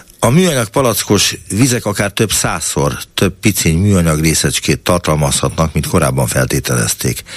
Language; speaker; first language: Hungarian; native; Hungarian